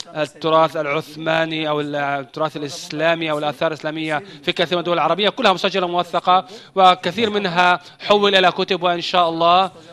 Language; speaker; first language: Arabic; non-native, fluent; Turkish